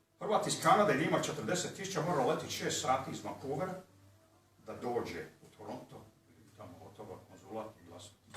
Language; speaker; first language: Bosnian; early bilingual, heritage; Croatian